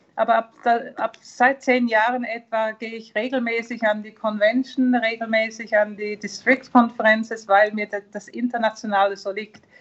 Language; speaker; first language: German; early bilingual, heritage; German